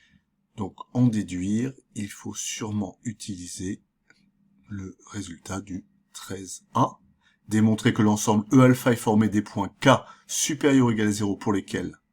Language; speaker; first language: French; native; French